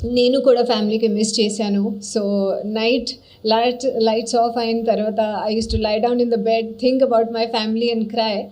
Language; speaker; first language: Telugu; non-native, learner; Hindi